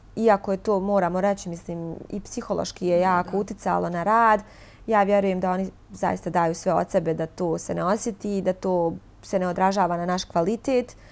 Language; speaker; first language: Croatian; native; Croatian